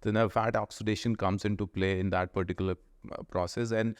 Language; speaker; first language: English; non-native, local second language; Punjabi